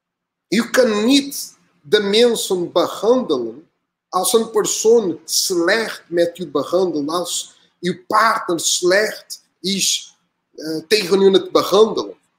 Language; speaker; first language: Dutch; non-native, learner; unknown